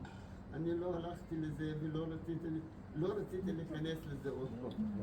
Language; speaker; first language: Hebrew; non-native, fluent; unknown